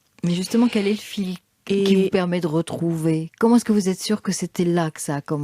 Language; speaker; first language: French; native; French